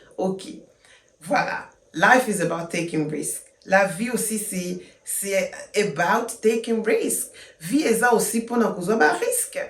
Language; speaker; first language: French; non-native, local second language; Lingala